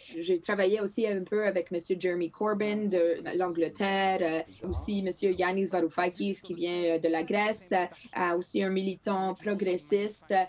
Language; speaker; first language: French; non-native, local second language; Greek